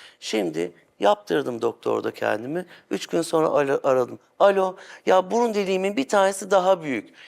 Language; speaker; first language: Turkish; native; Turkish